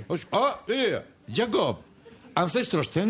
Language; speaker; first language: Spanish; native; Spanish